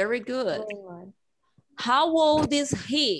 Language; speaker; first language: English; non-native, fluent; Portuguese